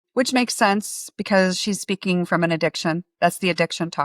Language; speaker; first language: English; native; English